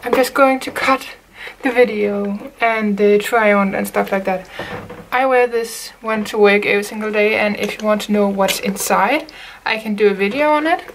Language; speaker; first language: English; non-native, fluent; Danish